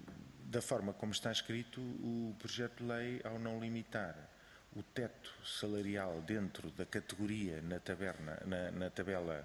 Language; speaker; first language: Portuguese; native; Portuguese